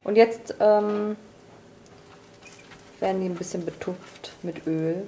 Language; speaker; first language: German; early bilingual, other home language; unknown